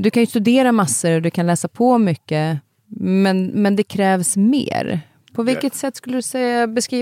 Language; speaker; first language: Swedish; native; Swedish